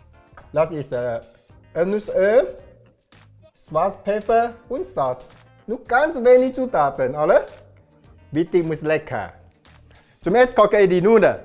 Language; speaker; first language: German; non-native, learner; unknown